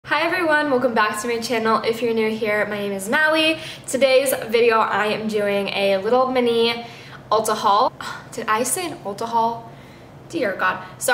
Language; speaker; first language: English; native; English